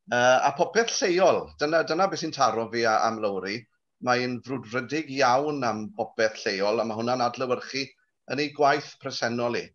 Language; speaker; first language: Welsh; native; Welsh